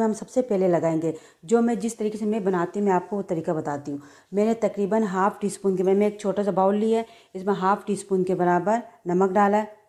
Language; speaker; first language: Urdu; native; Urdu